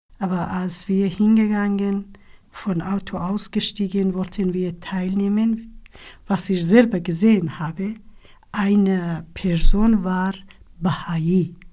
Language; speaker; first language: German; non-native, learner; Kurdish